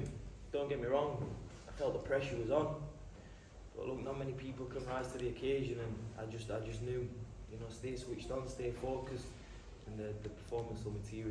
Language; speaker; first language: English; native; English